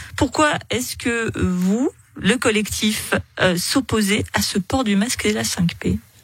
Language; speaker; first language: French; native; French